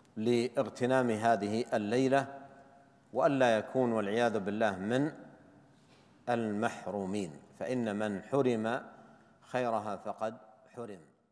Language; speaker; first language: Arabic; native; Arabic